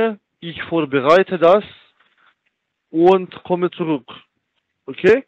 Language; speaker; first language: German; non-native, learner; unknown